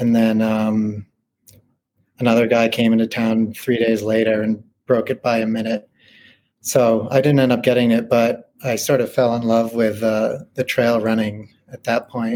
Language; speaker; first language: English; native; English